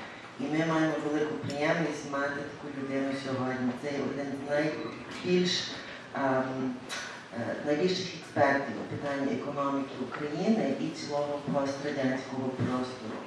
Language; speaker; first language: Ukrainian; early bilingual, heritage; Ukrainian